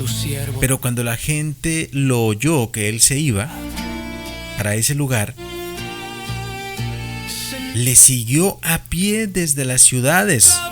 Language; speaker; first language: Spanish; native; Spanish